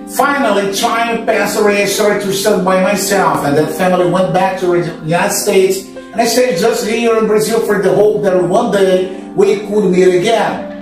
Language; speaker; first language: English; non-native, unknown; Portuguese